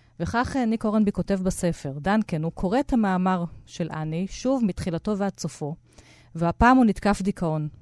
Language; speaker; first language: Hebrew; native; Hebrew